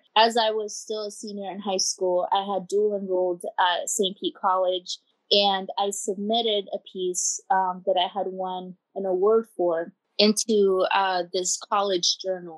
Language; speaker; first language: English; early bilingual, other home language; Spanish